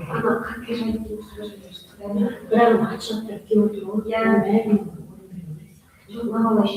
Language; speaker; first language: Russian; non-native, local second language; Kazakh